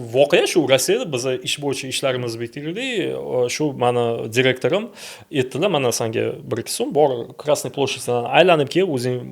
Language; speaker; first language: Uzbek; non-native, local second language; Russian